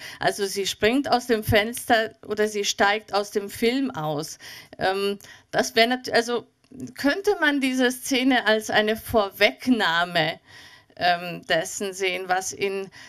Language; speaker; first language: German; native; German